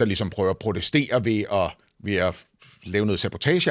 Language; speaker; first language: Danish; native; Danish